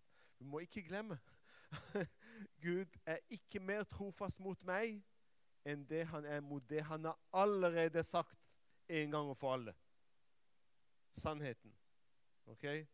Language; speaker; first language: Norwegian; non-native, fluent; Hebrew